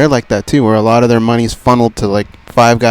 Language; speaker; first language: English; native; English